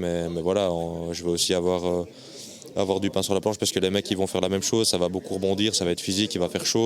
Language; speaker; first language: French; native; French